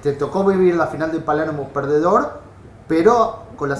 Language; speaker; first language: Spanish; native; Spanish